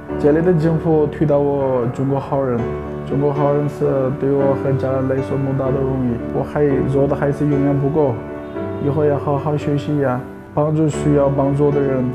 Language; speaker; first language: Chinese; non-native, local second language; Uyghur